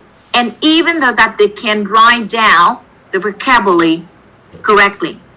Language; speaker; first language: English; non-native, fluent; Vietnamese